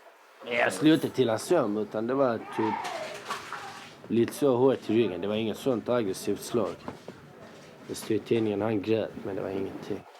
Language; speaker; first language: Swedish; early bilingual, other home language; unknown